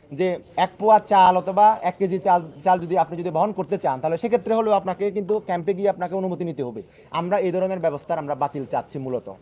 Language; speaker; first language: Bangla; non-native, local second language; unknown